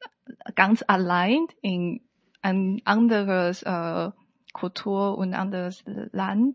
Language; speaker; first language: German; non-native, learner; Chinese